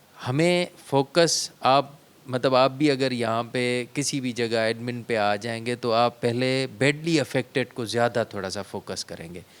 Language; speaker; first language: Urdu; non-native, local second language; Sindhi